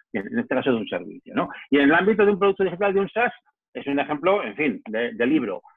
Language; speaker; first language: Spanish; native; Spanish